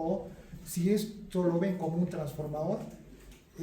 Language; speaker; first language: Spanish; native; Spanish